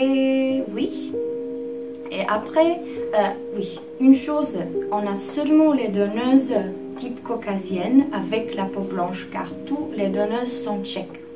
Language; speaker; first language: French; non-native, fluent; Czech